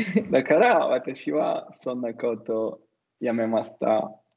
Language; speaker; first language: Japanese; non-native, learner; Italian